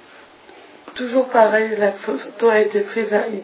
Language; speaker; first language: French; non-native, fluent; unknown